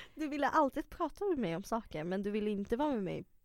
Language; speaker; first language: Swedish; early bilingual, other home language; Russian